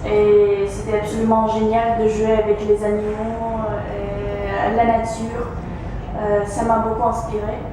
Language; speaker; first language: French; non-native, fluent; Russian